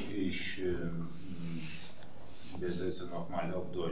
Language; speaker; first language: German; non-native, fluent; Lithuanian